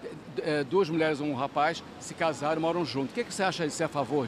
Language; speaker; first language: Portuguese; native; Portuguese